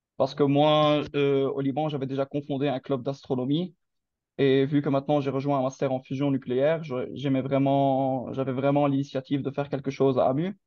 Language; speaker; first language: French; non-native, local second language; Arabic